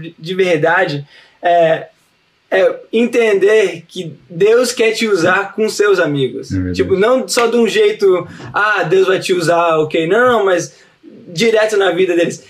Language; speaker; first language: Portuguese; early bilingual, heritage; Portuguese